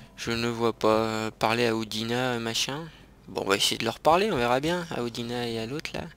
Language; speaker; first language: French; native; French